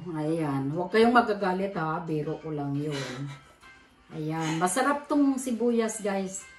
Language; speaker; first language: Filipino; non-native, local second language; Cebuano